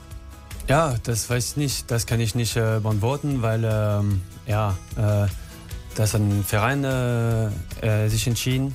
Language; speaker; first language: German; non-native, learner; French